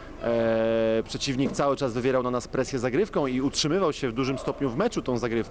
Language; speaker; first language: Polish; native; Polish